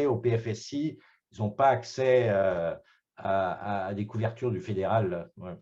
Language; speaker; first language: French; native; French